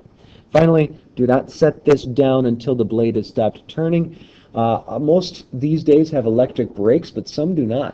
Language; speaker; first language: English; native; English